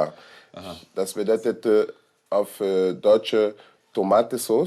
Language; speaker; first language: German; non-native, learner; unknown